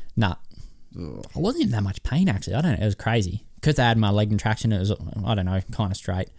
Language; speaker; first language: English; native; English